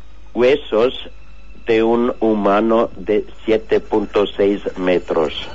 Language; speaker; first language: Spanish; non-native, learner; German